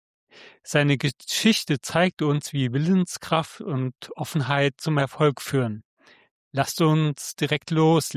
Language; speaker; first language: German; native; German